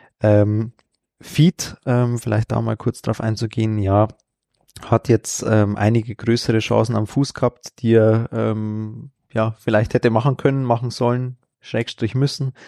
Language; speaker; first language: German; native; German